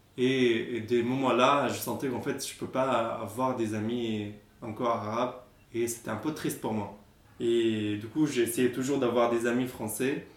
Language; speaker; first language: French; non-native, fluent; Arabic